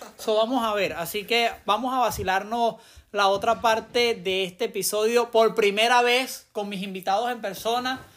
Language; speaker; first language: Spanish; native; Spanish